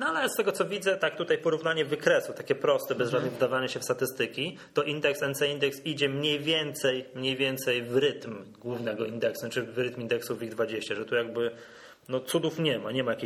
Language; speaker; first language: Polish; native; Polish